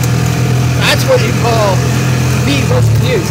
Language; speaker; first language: English; native; English